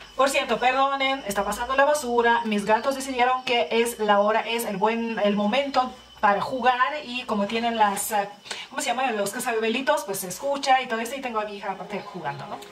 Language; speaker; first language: Spanish; non-native, fluent; Lithuanian